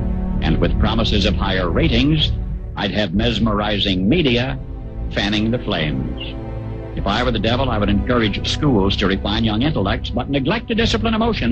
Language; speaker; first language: English; native; English